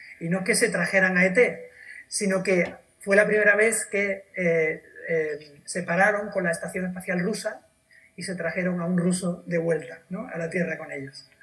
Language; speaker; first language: Spanish; native; Spanish